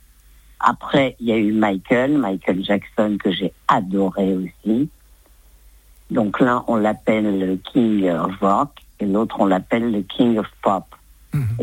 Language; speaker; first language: French; native; French